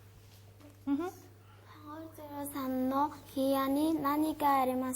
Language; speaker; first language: Japanese; non-native, learner; Mongolian